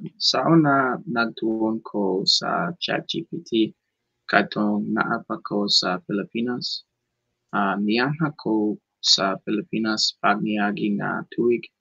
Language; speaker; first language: Cebuano; non-native, learner; English